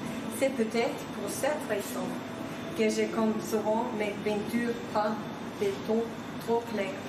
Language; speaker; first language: French; non-native, fluent; Swedish